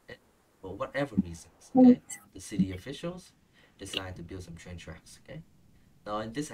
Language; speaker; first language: English; non-native, fluent; Vietnamese